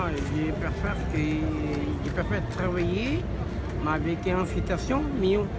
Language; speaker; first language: French; non-native, learner; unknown